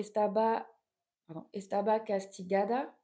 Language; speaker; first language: Spanish; non-native, learner; French